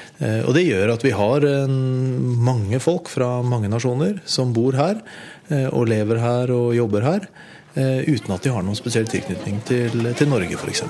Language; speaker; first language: Norwegian; native; Norwegian